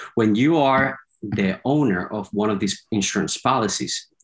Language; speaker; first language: English; non-native, fluent; Spanish